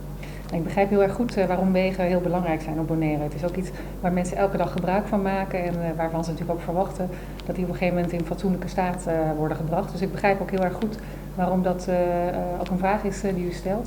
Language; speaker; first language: Dutch; native; Dutch